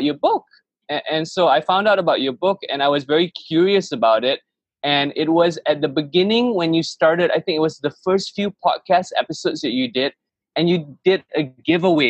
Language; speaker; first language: English; non-native, local second language; Malay